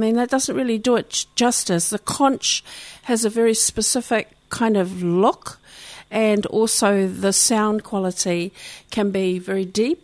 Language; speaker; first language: English; native; English